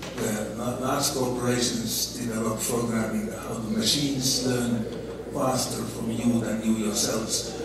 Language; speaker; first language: English; non-native, fluent; Finnish